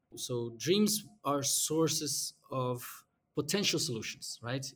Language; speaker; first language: English; non-native, fluent; Portuguese